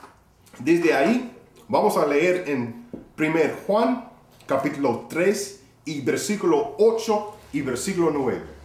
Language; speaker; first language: Spanish; non-native, fluent; English